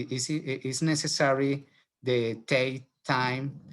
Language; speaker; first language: English; non-native, learner; Spanish